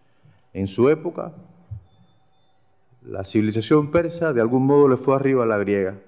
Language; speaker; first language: Spanish; native; Spanish